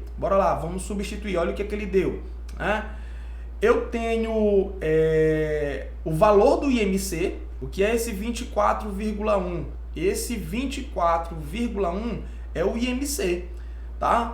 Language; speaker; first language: Portuguese; native; Portuguese